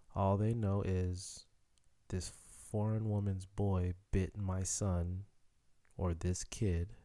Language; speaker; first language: English; early bilingual, other home language; Haitian Creole